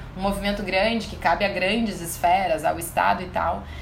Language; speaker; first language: Portuguese; native; Portuguese